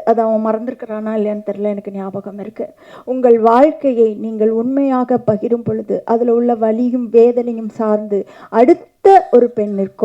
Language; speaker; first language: Tamil; native; Tamil